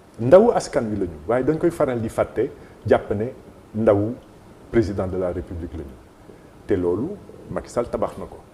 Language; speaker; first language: Wolof; native; Wolof